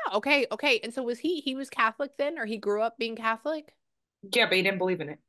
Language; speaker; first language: English; native; English